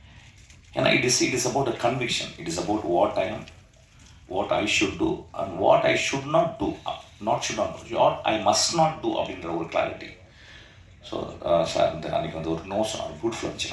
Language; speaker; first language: Tamil; native; Tamil